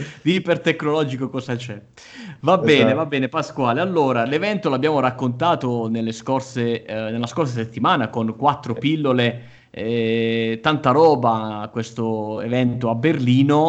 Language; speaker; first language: Italian; native; Italian